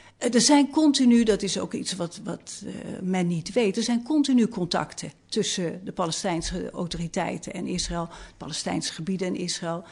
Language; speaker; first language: Dutch; native; Dutch